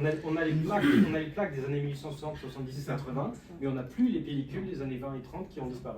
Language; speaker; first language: French; native; French